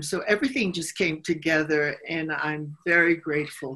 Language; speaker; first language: English; native; English